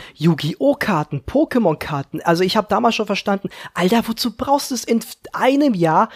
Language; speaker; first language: German; early bilingual, other home language; Czech